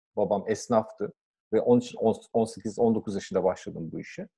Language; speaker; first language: Turkish; native; Turkish